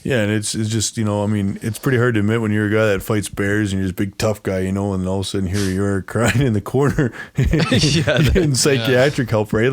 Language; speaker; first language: English; native; English